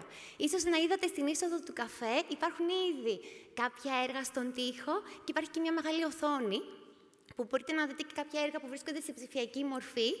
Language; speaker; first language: Greek; native; Greek